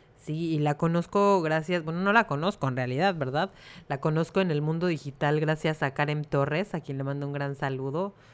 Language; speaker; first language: Spanish; native; Spanish